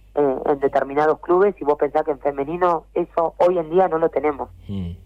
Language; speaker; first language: Spanish; native; Spanish